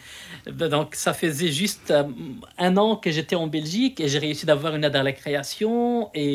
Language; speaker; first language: French; non-native, local second language; Arabic